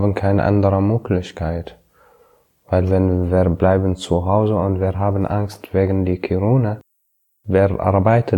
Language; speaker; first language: German; non-native, learner; Arabic